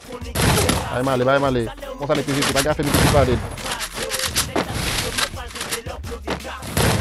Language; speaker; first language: French; non-native, local second language; Haitian Creole